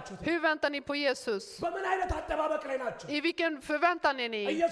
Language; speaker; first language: Swedish; non-native, fluent; Amharic